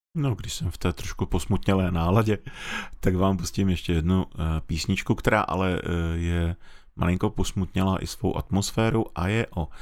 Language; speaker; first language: Czech; native; Czech